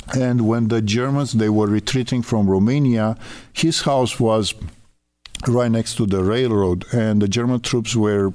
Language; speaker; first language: English; non-native, fluent; Romanian